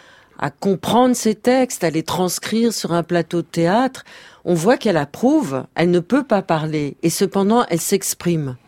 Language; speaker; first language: French; native; French